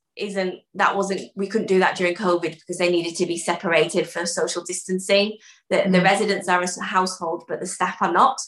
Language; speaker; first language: English; early bilingual, other home language; Dutch